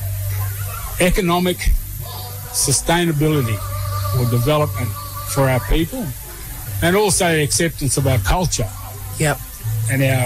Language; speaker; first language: English; native; English